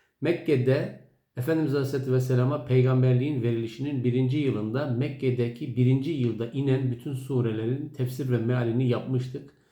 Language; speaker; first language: Turkish; native; Turkish